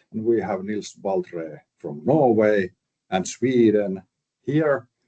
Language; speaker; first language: English; non-native, fluent; Finnish